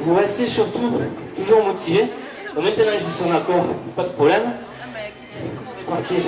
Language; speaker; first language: French; native; French